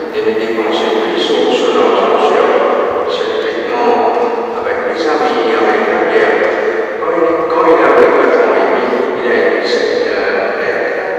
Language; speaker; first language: French; non-native, local second language; Morisyen